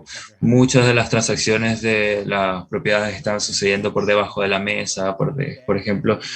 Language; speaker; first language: Spanish; non-native, fluent; English